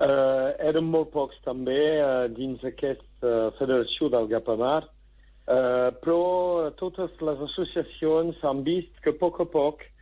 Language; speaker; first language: Catalan; non-native, local second language; French